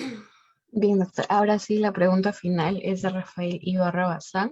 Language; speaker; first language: Spanish; native; Spanish